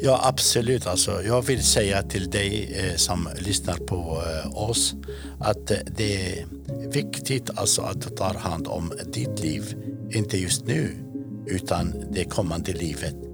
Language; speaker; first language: Swedish; non-native, fluent; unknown